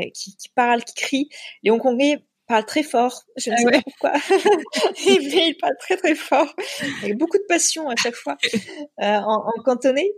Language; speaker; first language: French; native; French